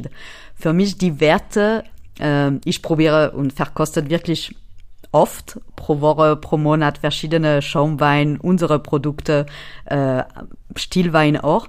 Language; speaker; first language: German; non-native, fluent; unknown